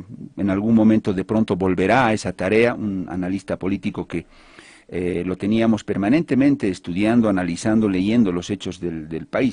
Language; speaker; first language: Spanish; native; Spanish